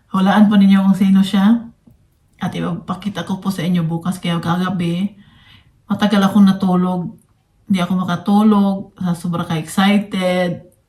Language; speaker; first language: Filipino; non-native, local second language; Cebuano